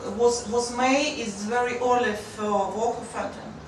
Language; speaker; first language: English; non-native, learner; Russian